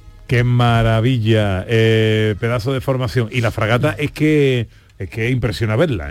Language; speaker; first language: Spanish; native; Spanish